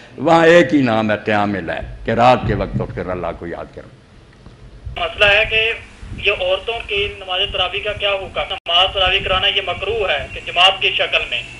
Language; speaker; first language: Urdu; non-native, local second language; Punjabi